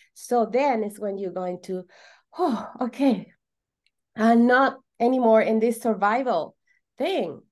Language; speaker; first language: English; non-native, fluent; Spanish